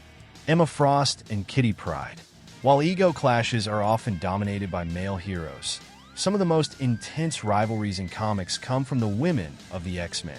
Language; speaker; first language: English; native; English